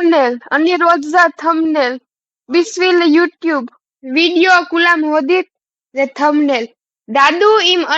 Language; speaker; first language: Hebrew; non-native, learner; Gujarati